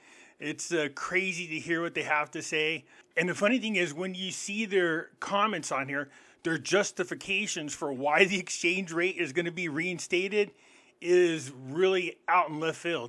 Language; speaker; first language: English; native; English